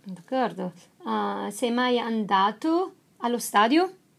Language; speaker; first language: Italian; non-native, fluent; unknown